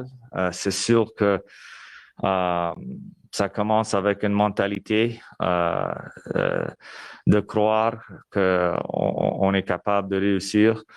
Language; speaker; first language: French; non-native, local second language; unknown